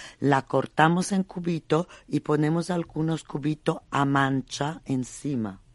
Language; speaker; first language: Spanish; non-native, fluent; Italian